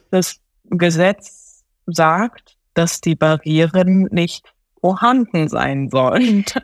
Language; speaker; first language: German; early bilingual, other home language; Japanese